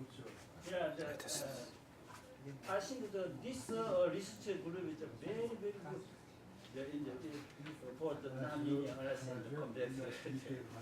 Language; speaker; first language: English; non-native, learner; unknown